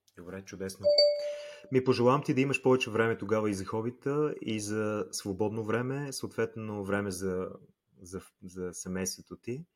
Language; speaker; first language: Bulgarian; native; Bulgarian